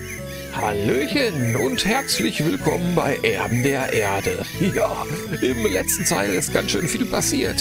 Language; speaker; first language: German; native; German